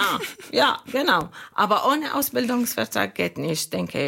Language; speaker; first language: German; non-native, local second language; Arabic